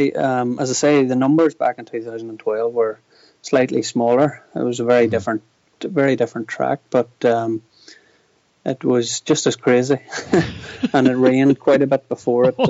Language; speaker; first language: English; native; English